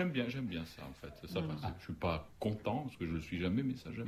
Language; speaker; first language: French; native; French